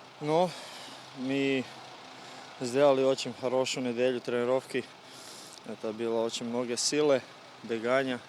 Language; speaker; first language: Russian; non-native, learner; Croatian